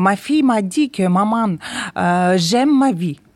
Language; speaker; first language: French; non-native, learner; Ukrainian